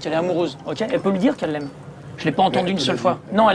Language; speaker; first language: French; native; French